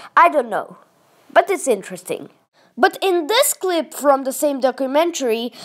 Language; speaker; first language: English; non-native, fluent; Russian